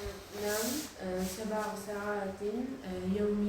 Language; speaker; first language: Arabic; non-native, learner; Uzbek